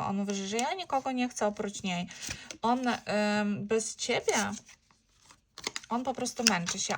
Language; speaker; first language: Polish; non-native, learner; Ukrainian